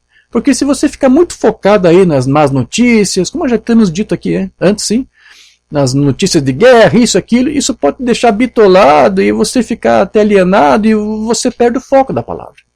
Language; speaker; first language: Portuguese; native; Portuguese